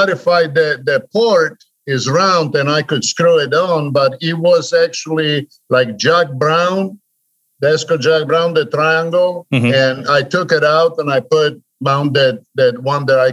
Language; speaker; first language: English; non-native, fluent; Polish